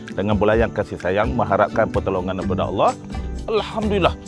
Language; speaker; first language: Malay; native; Malay